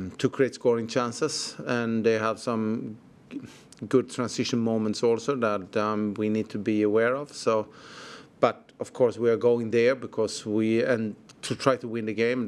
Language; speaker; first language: English; non-native, fluent; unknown